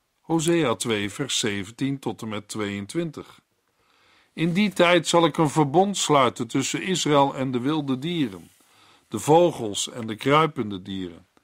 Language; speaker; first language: Dutch; native; Dutch